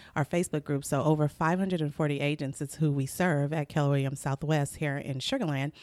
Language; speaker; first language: English; early bilingual, other home language; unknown